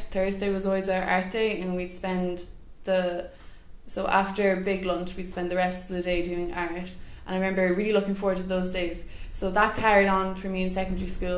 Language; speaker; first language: English; native; English